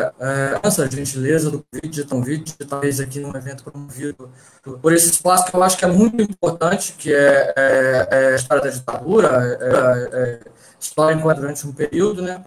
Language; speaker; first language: Portuguese; native; Portuguese